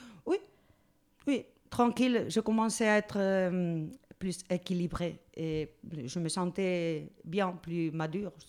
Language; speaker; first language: French; non-native, learner; Spanish